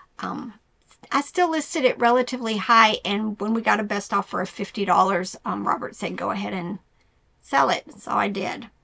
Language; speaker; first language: English; native; English